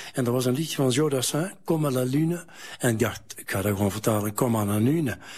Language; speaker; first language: Dutch; native; Dutch